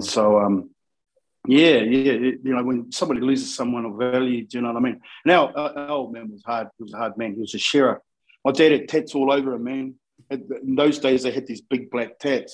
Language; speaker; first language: English; native; English